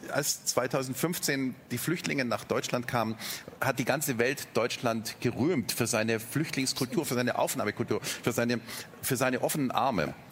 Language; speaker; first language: German; native; German